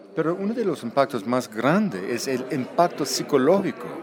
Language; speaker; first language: Spanish; non-native, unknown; English